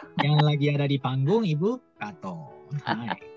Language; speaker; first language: Indonesian; non-native, fluent; Japanese